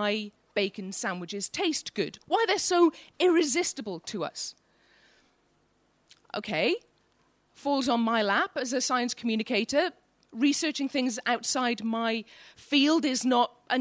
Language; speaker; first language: English; native; English